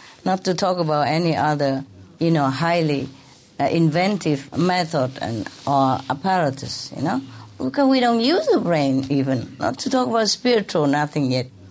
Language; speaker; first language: English; non-native, fluent; Vietnamese